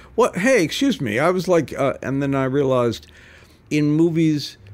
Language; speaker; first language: English; native; English